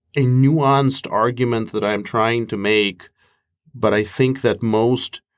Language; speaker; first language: English; non-native, fluent; Russian